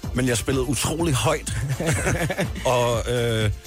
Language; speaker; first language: Danish; native; Danish